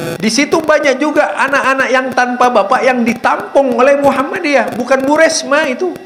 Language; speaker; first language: Indonesian; non-native, local second language; Madurese